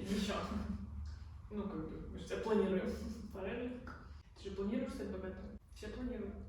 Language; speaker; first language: Russian; native; Russian